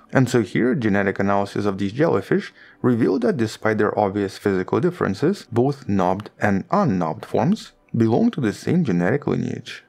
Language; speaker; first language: English; non-native, fluent; Russian